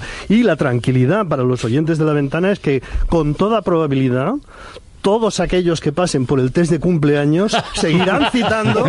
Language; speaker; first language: Spanish; native; Spanish